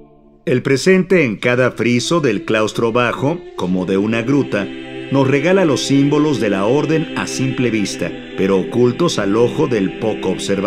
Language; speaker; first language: Spanish; native; Spanish